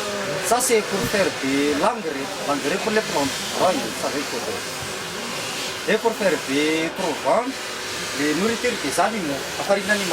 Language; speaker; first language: French; non-native, local second language; Malagasy